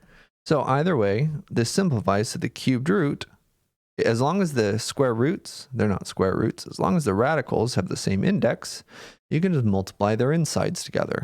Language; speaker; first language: English; native; English